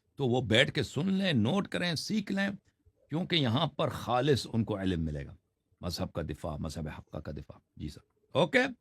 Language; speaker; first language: Urdu; native; Urdu